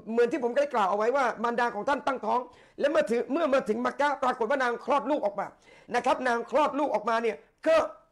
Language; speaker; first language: Thai; non-native, local second language; Malay